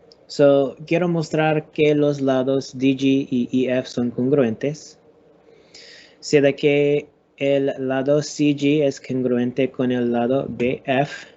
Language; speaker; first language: Spanish; non-native, learner; English